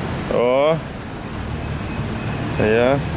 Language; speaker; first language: English; non-native, learner; Russian